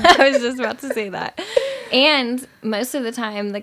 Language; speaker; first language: English; native; English